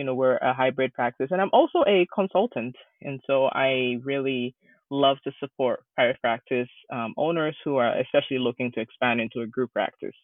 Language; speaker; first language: English; non-native, local second language; Akan